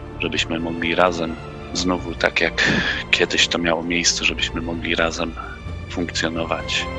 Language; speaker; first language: Polish; native; Polish